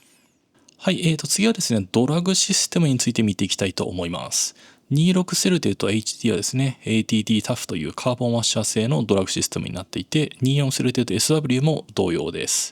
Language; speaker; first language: Japanese; native; Japanese